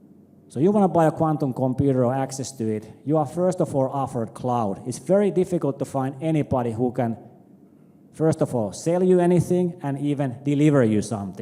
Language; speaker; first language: English; non-native, fluent; Finnish